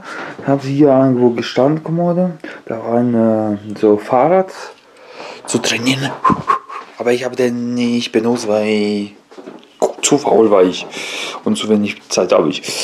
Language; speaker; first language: German; non-native, learner; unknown